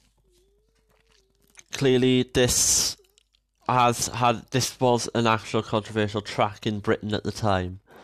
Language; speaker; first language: English; native; English